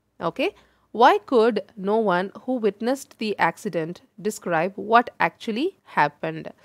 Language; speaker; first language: English; non-native, local second language; Tamil